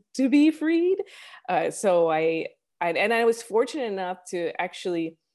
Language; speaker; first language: English; native; English